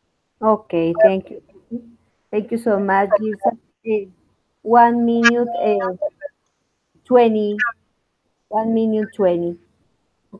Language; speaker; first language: English; non-native, learner; Spanish